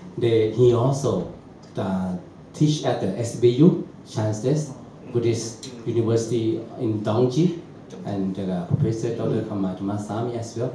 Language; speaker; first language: English; non-native, learner; Burmese